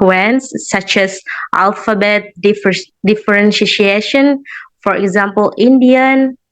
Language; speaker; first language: English; non-native, learner; Indonesian